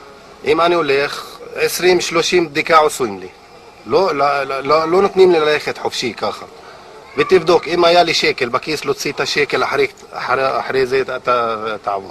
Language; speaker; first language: Hebrew; non-native, local second language; Arabic